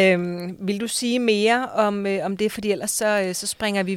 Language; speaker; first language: Danish; native; Danish